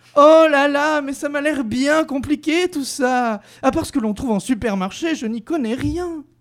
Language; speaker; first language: French; native; French